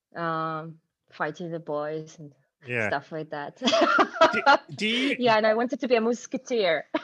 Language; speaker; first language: English; non-native, fluent; Ukrainian